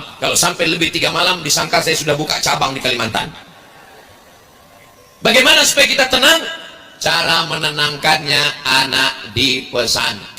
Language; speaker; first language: Indonesian; native; Indonesian